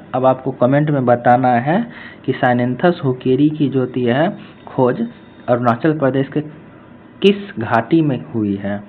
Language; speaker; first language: Hindi; native; Hindi